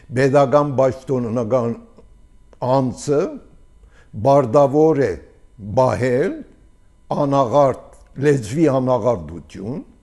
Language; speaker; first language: Armenian; early bilingual, heritage; Armenian